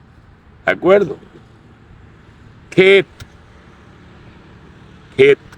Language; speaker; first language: Spanish; non-native, fluent; Urdu